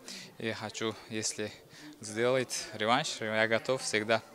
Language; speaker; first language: Russian; non-native, learner; Uzbek